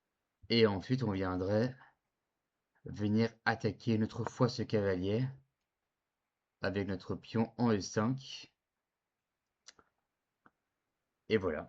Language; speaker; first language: French; native; French